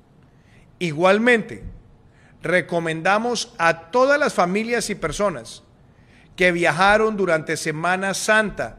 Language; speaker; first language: Spanish; native; Spanish